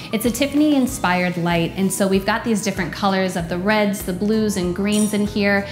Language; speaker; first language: English; native; English